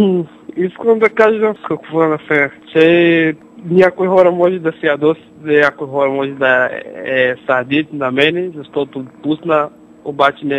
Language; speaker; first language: Bulgarian; non-native, learner; Portuguese